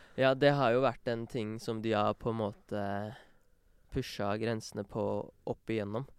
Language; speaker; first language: Norwegian; early bilingual, other home language; Urdu